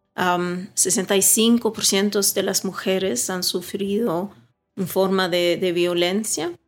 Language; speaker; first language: Spanish; early bilingual, heritage; Swedish